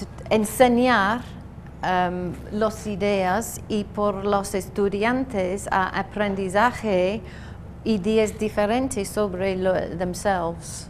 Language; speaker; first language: Spanish; non-native, learner; English